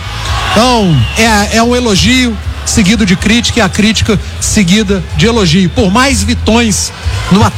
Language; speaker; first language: Portuguese; native; Portuguese